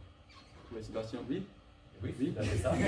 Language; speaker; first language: French; non-native, learner; English